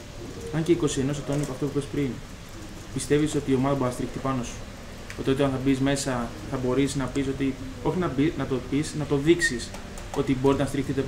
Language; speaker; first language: Greek; native; Greek